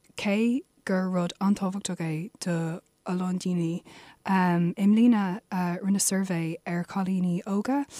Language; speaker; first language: Irish; non-native, local second language; English